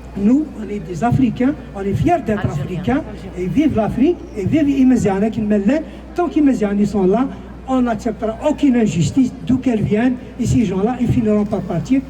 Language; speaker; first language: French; non-native, local second language; Kabyle